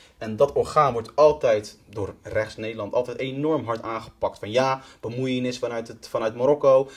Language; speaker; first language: Dutch; early bilingual, other home language; Arabic